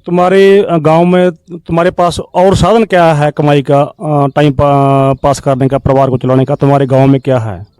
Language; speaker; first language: Hindi; non-native, local second language; Punjabi